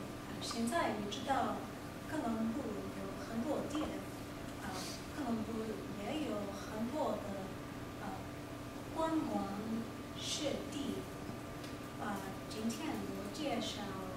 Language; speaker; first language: Chinese; non-native, learner; English